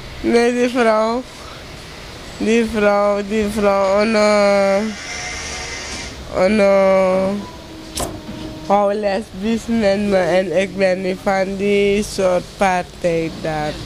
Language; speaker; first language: Dutch; non-native, local second language; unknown